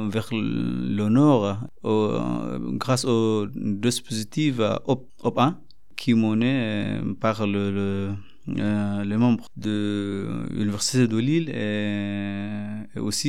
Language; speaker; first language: French; non-native, learner; Arabic